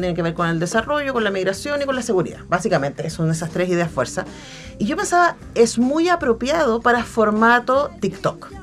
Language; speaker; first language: Spanish; native; Spanish